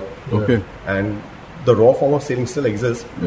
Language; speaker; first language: English; non-native, local second language; Gujarati